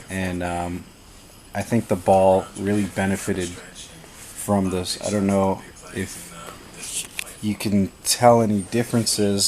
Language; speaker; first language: English; native; English